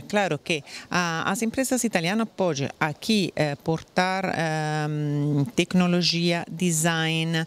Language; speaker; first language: Portuguese; non-native, fluent; Italian